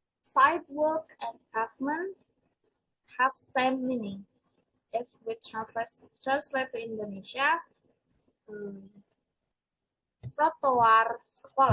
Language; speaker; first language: English; non-native, learner; Indonesian